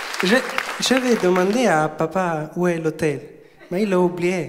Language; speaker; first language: French; non-native, learner; Italian